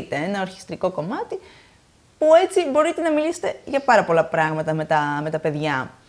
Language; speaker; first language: Greek; native; Greek